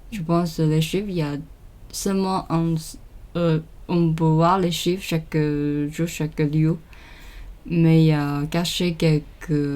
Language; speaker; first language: French; non-native, learner; Chinese